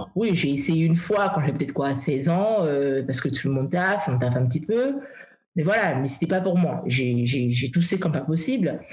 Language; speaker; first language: French; early bilingual, heritage; English